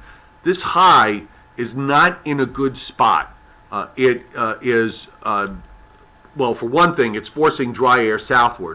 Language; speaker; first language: English; native; English